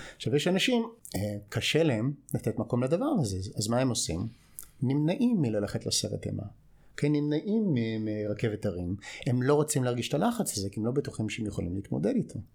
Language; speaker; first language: Hebrew; non-native, fluent; English